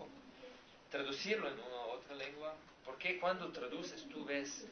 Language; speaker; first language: Spanish; non-native, learner; Slovenian